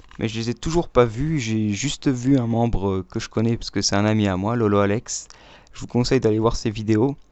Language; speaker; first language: French; native; French